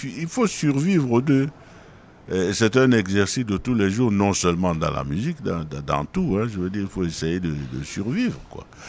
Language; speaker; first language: French; non-native, local second language; Duala